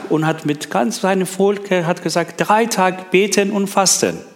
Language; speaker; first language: German; non-native, learner; Persian